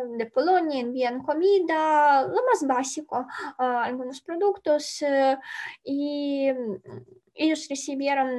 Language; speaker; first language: Spanish; non-native, learner; Ukrainian